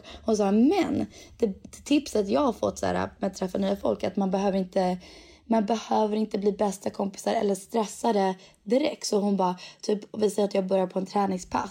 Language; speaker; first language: Swedish; native; Swedish